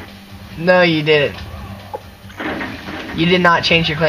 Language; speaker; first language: English; native; English